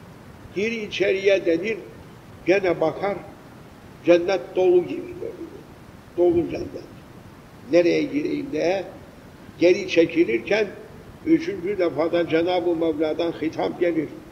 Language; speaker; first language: Turkish; native; Turkish